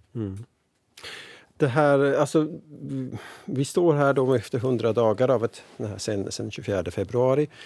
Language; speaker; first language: Swedish; native; Swedish